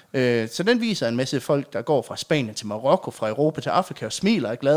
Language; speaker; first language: Danish; native; Danish